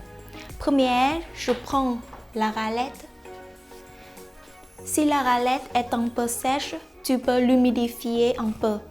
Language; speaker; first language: French; non-native, fluent; Vietnamese